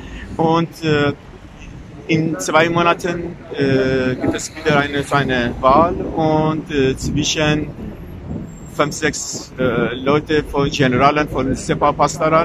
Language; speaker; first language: German; non-native, fluent; Persian